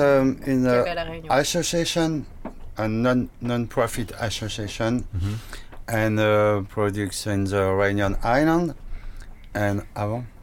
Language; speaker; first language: English; non-native, learner; French